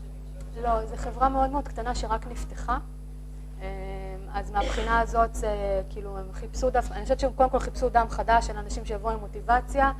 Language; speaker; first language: Hebrew; native; Hebrew